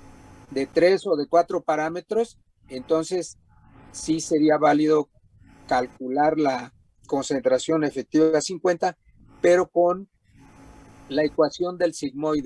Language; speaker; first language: Spanish; native; Spanish